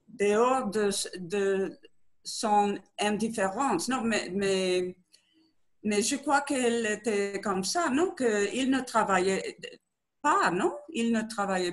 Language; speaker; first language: French; non-native, learner; Spanish